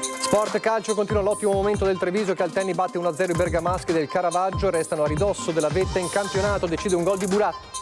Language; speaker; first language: Italian; native; Italian